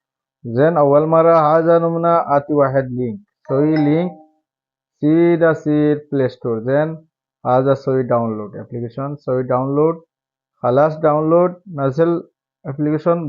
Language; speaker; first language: Arabic; non-native, learner; Bangla